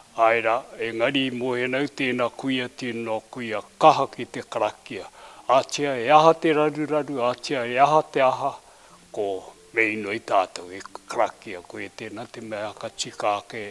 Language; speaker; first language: Māori; native; Māori